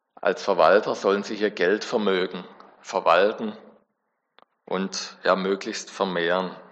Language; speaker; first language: German; native; German